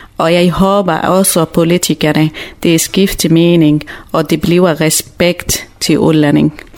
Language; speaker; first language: Danish; non-native, learner; Kurdish